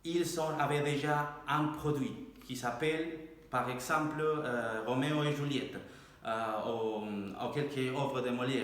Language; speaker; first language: French; non-native, learner; Spanish